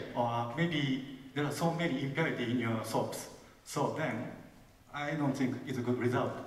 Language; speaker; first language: English; non-native, fluent; Japanese